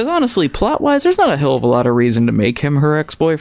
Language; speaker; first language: English; native; English